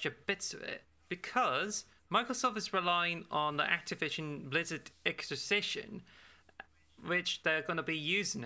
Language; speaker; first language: English; native; English